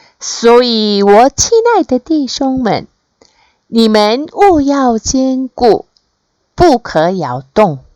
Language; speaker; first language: Chinese; non-native, fluent; Korean